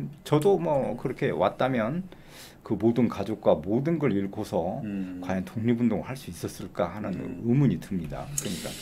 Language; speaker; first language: Korean; native; Korean